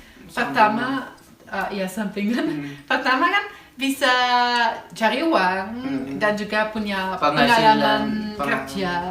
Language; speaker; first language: Indonesian; non-native, fluent; German